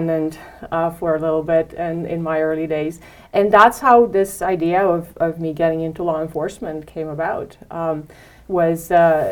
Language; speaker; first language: English; non-native, fluent; Romanian